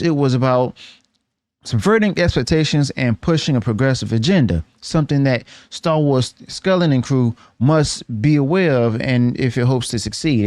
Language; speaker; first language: English; native; English